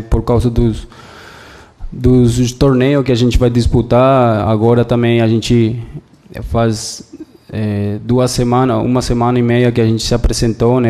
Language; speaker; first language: Portuguese; non-native, fluent; Spanish